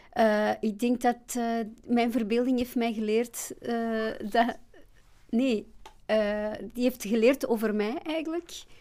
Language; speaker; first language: Dutch; non-native, fluent; Portuguese